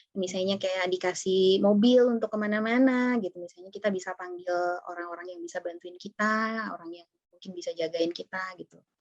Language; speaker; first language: Indonesian; native; Indonesian